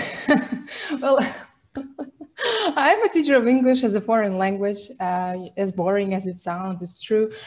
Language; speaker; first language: English; non-native, fluent; Russian